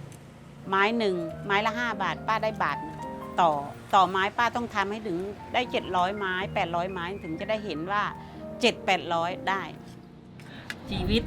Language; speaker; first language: Thai; native; Thai